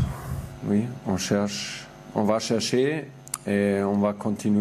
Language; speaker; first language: French; non-native, fluent; German